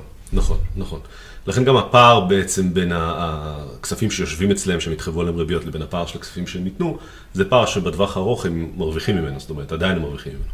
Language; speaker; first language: Hebrew; native; Hebrew